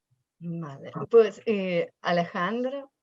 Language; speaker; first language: Spanish; non-native, fluent; Slovenian